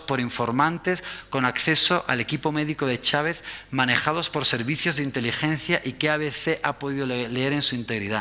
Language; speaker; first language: Spanish; native; Spanish